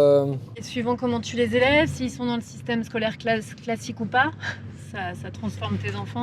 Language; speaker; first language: French; native; French